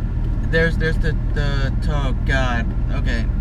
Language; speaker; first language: English; native; English